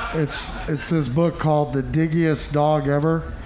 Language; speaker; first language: English; native; English